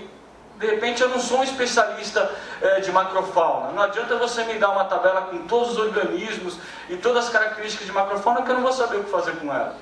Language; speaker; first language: Portuguese; native; Portuguese